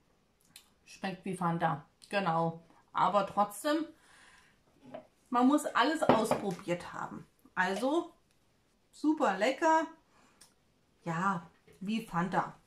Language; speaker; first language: German; native; German